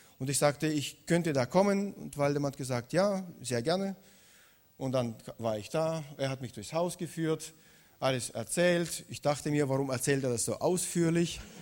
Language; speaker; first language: German; non-native, fluent; Russian